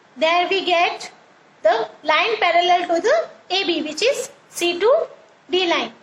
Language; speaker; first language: English; non-native, local second language; Gujarati